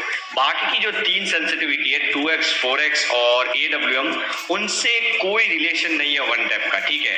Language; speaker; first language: Hindi; native; Hindi